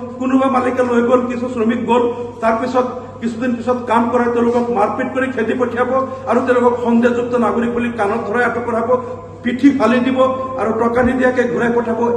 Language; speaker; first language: Assamese; non-native, local second language; Bangla